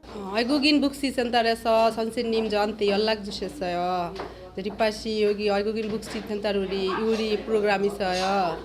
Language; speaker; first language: Korean; non-native, learner; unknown